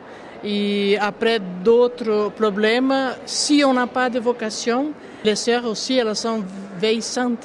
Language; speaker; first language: French; non-native, local second language; Portuguese